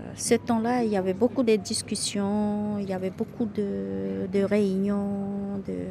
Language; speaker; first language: French; native; French